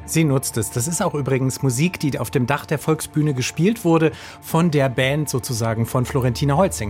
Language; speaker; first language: German; native; German